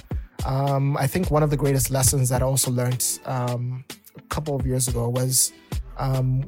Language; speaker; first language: English; non-native, local second language; Shona